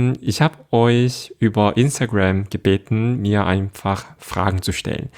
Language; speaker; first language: German; non-native, fluent; Korean